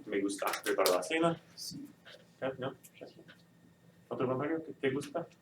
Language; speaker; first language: Spanish; non-native, fluent; English